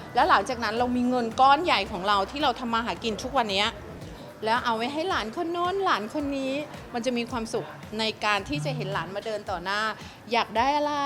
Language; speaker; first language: Thai; native; Thai